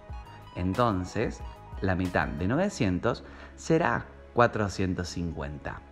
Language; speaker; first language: Spanish; native; Spanish